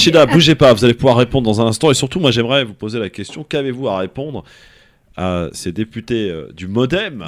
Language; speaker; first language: French; native; French